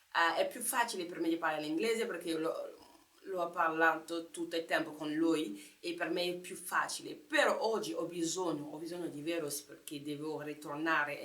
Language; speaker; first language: Italian; non-native, learner; French